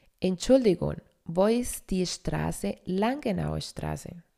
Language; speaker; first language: German; non-native, fluent; Spanish